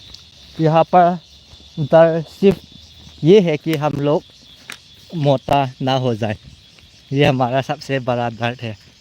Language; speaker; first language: Hindi; non-native, local second language; Thado Chin